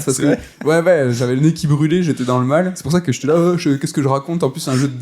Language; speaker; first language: French; native; French